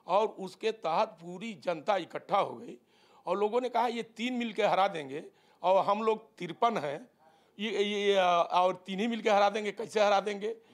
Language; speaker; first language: Hindi; native; Hindi